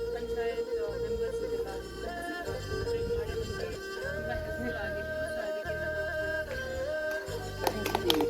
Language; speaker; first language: Kannada; non-native, local second language; Tibetan